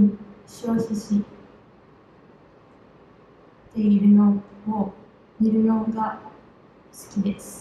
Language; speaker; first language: Japanese; non-native, learner; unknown